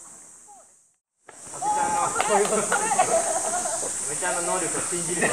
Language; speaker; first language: Japanese; native; Japanese